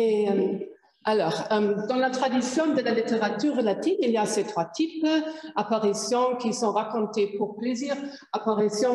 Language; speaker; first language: French; non-native, fluent; German